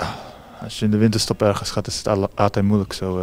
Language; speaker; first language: Dutch; early bilingual, heritage; Japanese